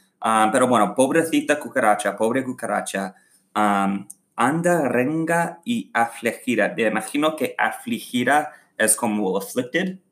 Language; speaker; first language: Spanish; non-native, learner; English